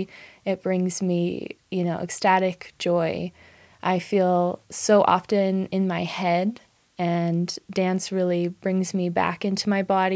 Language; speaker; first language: English; native; English